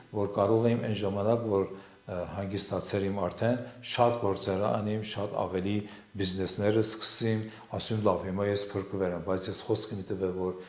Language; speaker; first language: Armenian; non-native, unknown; Assyrian Neo-Aramaic